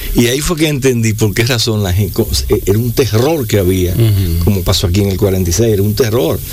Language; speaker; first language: Spanish; native; Spanish